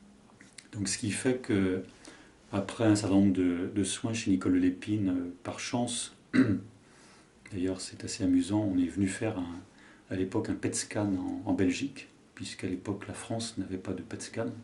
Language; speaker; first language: French; native; French